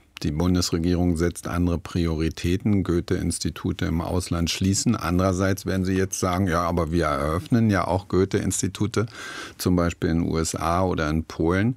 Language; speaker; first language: German; native; German